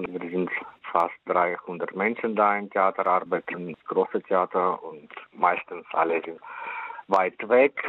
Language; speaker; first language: German; non-native, fluent; Ukrainian